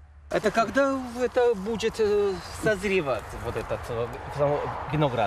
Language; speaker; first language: Russian; non-native, learner; Korean